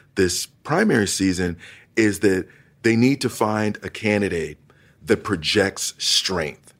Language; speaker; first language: English; native; English